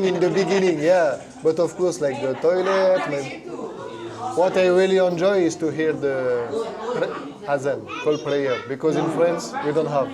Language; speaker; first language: English; non-native, fluent; French